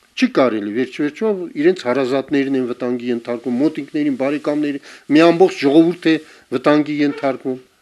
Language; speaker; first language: Armenian; native; Armenian